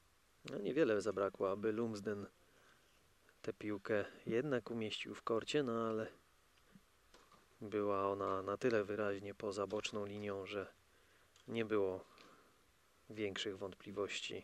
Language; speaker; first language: Polish; native; Polish